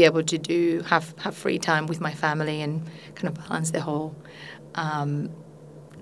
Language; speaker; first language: English; non-native, fluent; Spanish